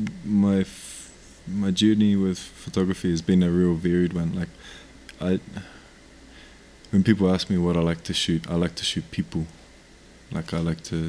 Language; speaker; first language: English; non-native, local second language; Māori